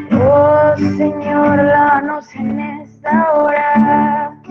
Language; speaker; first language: Spanish; native; Spanish